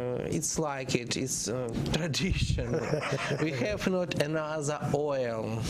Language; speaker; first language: English; non-native, learner; Ukrainian